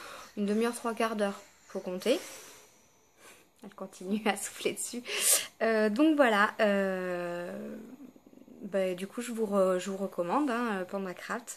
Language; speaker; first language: French; native; French